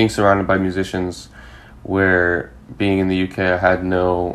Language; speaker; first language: English; native; English